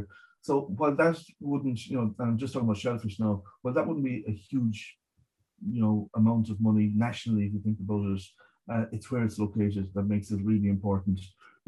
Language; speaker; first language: English; native; English